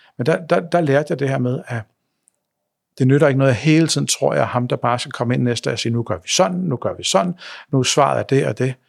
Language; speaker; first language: Danish; native; Danish